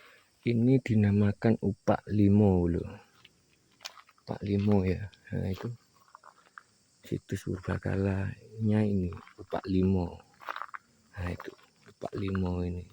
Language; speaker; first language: Indonesian; non-native, local second language; Javanese